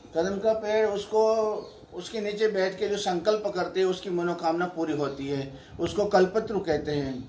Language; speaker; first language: Hindi; non-native, local second language; Gujarati